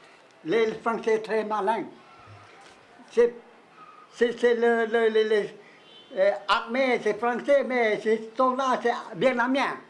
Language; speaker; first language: French; non-native, learner; Chinese